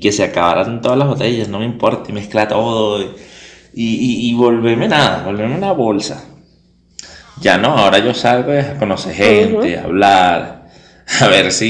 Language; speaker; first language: Spanish; native; Spanish